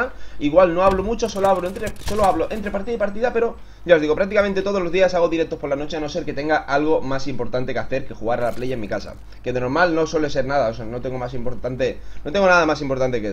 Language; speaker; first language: Spanish; native; Spanish